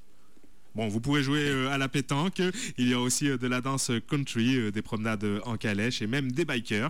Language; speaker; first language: French; native; French